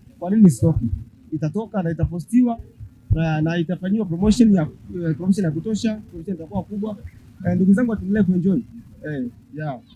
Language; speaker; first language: Swahili; native; Swahili